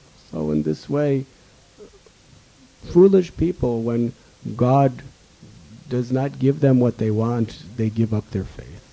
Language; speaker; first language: English; native; English